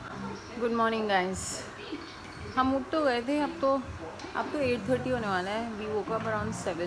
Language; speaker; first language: Hindi; non-native, local second language; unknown